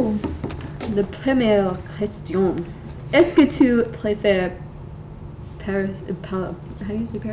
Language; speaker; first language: French; non-native, learner; English